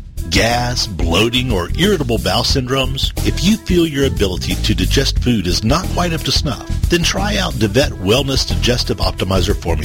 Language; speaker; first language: English; native; English